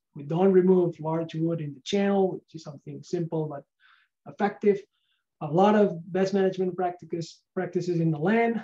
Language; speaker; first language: English; non-native, fluent; Spanish